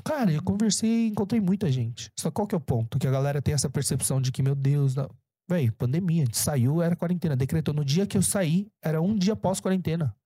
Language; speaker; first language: Portuguese; early bilingual, other home language; Korean